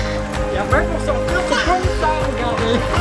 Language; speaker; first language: French; native; French